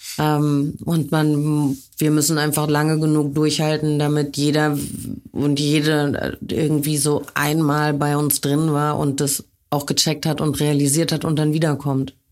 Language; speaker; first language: German; native; German